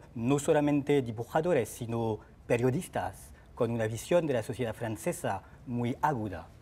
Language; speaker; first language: Spanish; non-native, fluent; French